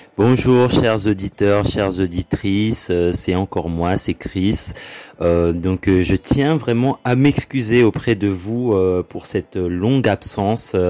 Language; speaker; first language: French; early bilingual, other home language; Lingala